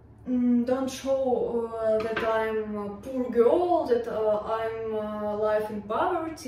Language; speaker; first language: English; non-native, learner; Russian